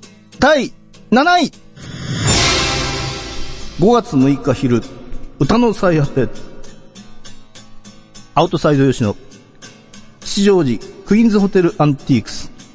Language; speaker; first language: Japanese; native; Japanese